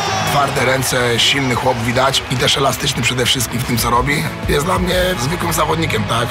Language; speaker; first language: Polish; native; Polish